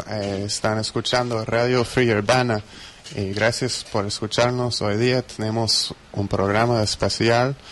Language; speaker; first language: Spanish; non-native, fluent; English